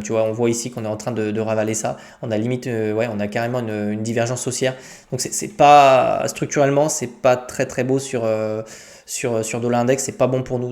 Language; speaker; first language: French; native; French